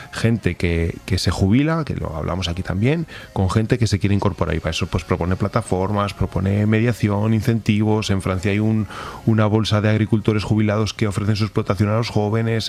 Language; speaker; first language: Spanish; native; Spanish